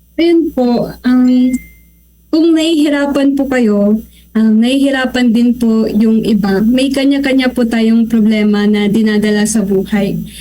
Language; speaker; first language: Filipino; non-native, local second language; Pangasinan